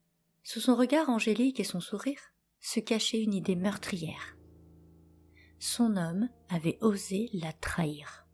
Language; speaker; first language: French; native; French